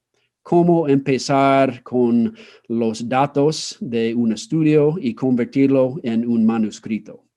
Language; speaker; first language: Spanish; non-native, fluent; English